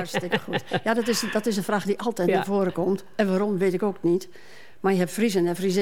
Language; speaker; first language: Dutch; native; Dutch